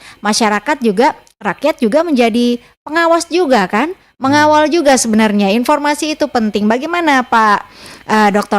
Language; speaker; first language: Indonesian; native; Indonesian